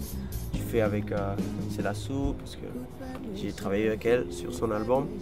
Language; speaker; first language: French; non-native, fluent; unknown